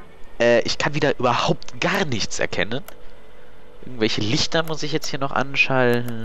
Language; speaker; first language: German; native; German